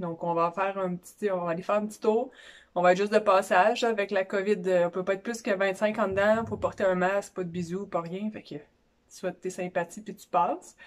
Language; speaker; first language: French; native; French